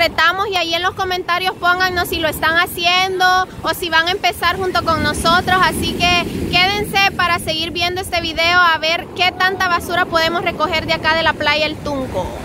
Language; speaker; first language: Spanish; native; Spanish